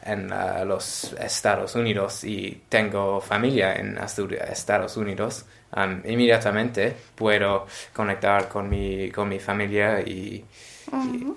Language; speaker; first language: Spanish; non-native, learner; English